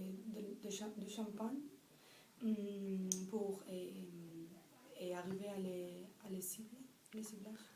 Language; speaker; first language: French; non-native, fluent; Spanish